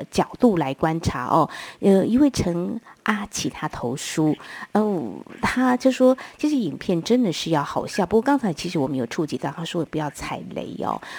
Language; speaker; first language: Chinese; non-native, local second language; Min Nan Chinese